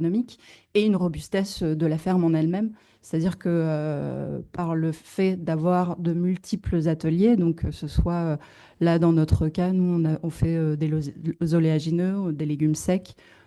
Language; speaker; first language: French; native; French